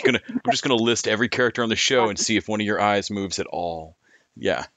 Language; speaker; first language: English; native; English